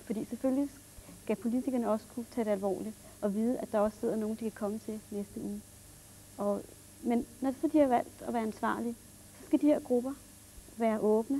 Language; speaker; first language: Danish; native; Danish